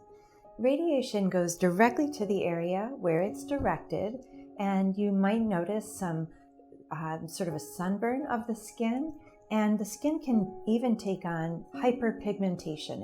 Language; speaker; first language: English; native; English